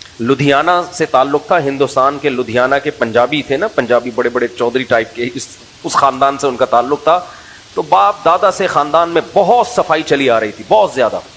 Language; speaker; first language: Urdu; native; Urdu